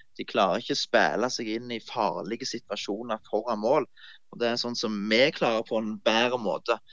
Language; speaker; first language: Norwegian; native; Norwegian